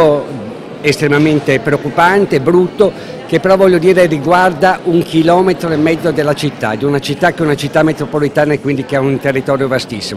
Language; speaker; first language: Italian; native; Italian